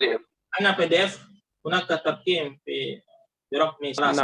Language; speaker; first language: Arabic; non-native, learner; Indonesian